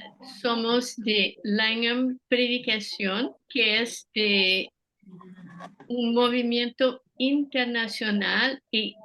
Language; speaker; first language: Spanish; non-native, fluent; French